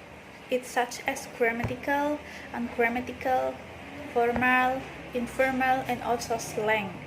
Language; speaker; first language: English; non-native, learner; Indonesian